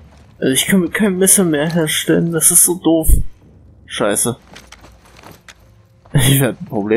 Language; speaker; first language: German; native; German